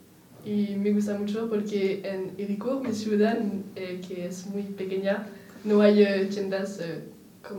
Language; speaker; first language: Spanish; non-native, learner; French